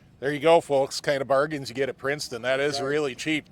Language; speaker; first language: English; native; English